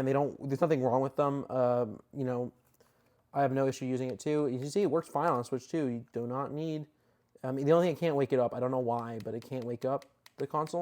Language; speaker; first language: English; native; English